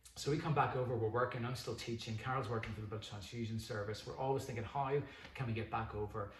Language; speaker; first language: English; native; English